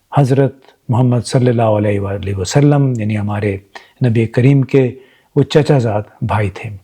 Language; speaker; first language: Urdu; native; Urdu